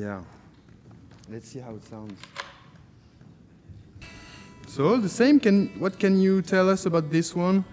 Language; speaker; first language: English; non-native, fluent; French